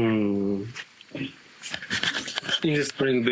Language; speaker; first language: English; non-native, learner; Japanese